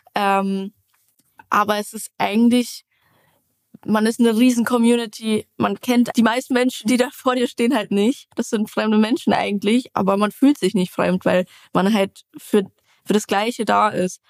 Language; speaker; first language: German; native; German